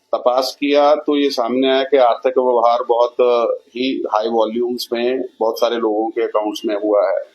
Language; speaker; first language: Hindi; non-native, local second language; Marathi